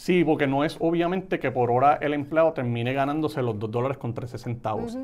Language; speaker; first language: Spanish; native; Spanish